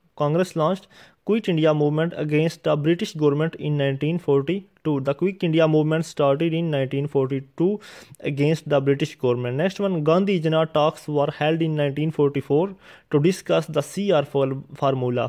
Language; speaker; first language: English; non-native, local second language; Urdu